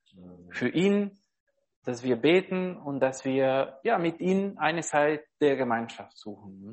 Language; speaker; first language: German; non-native, fluent; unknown